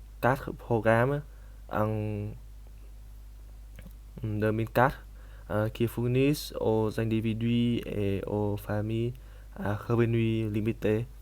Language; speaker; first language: French; non-native, learner; Vietnamese